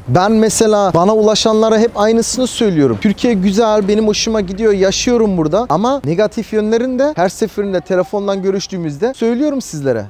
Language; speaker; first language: Turkish; early bilingual, heritage; Turkish